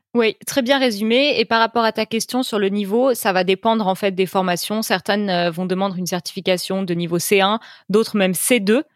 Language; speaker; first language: French; native; French